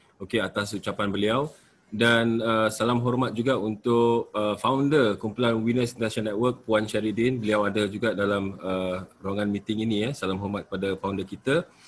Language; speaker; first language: Malay; native; Malay